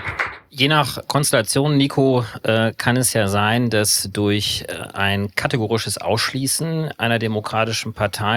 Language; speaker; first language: German; native; German